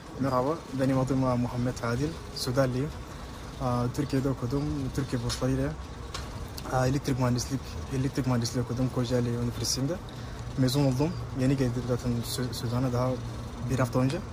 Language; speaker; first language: Turkish; non-native, fluent; Arabic